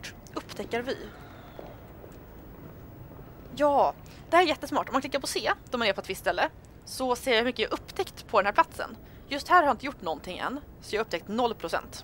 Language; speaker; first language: Swedish; native; Swedish